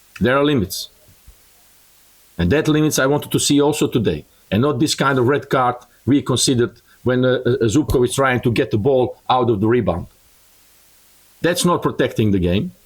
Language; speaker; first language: English; non-native, learner; Croatian